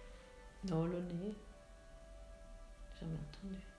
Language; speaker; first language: French; native; French